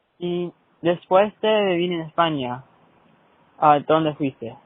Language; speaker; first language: Spanish; early bilingual, heritage; Spanish